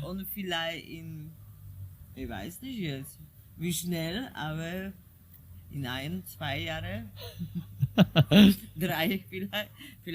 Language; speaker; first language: German; non-native, fluent; Polish